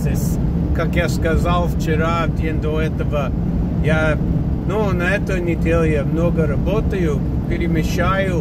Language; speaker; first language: Russian; non-native, fluent; English